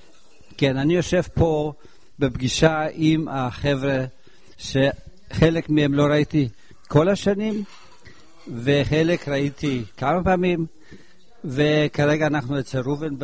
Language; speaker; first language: Hebrew; non-native, fluent; Polish